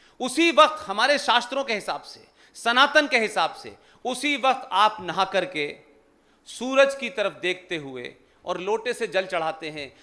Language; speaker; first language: Hindi; native; Hindi